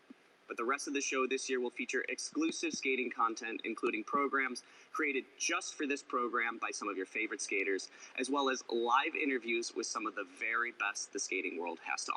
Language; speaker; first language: English; native; English